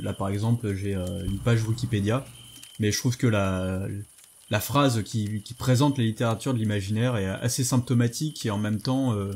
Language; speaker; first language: French; native; French